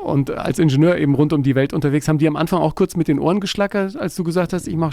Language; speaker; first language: German; native; German